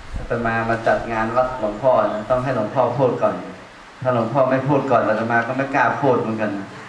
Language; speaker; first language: Thai; non-native, fluent; Chinese